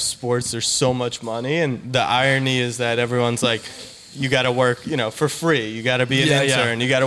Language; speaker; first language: English; native; English